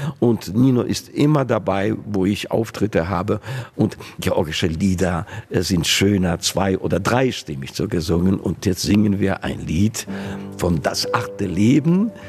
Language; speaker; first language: German; non-native, fluent; Georgian